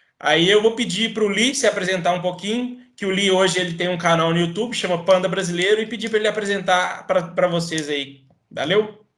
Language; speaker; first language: Portuguese; native; Portuguese